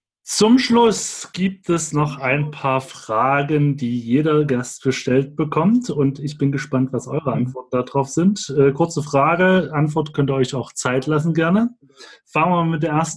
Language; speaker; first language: German; native; German